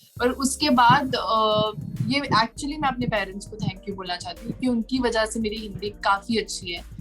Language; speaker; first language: Hindi; native; Hindi